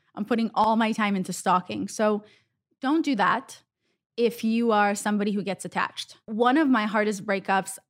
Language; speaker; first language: English; non-native, fluent; Hebrew